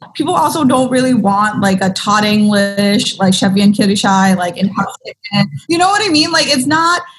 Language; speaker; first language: English; early bilingual, other home language; Thai